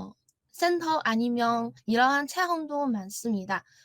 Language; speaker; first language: Korean; non-native, learner; Chinese